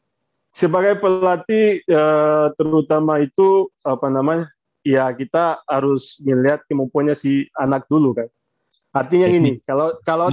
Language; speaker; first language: Indonesian; non-native, fluent; Portuguese